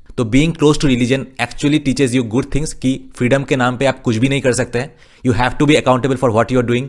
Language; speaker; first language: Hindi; non-native, local second language; Bangla